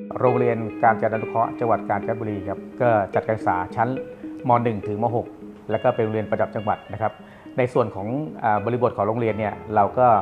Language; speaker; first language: Thai; native; Thai